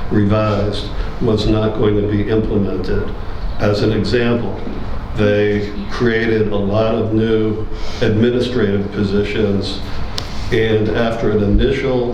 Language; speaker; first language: English; native; English